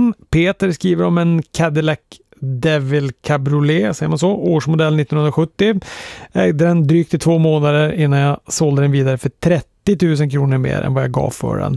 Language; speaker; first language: Swedish; native; Swedish